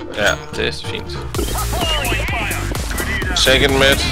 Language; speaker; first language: Danish; native; Danish